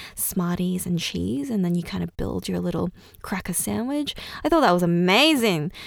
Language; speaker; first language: English; early bilingual, other home language; Cantonese